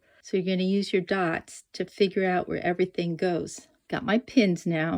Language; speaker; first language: English; native; English